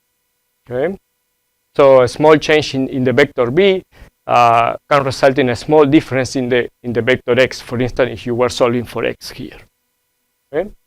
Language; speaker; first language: English; non-native, fluent; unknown